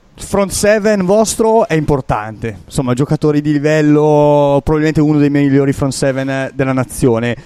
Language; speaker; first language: Italian; native; Italian